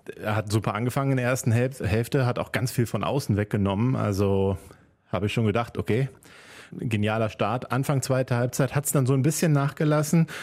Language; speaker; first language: German; native; German